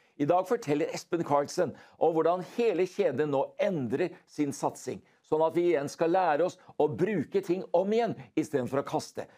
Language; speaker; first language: Norwegian; native; Norwegian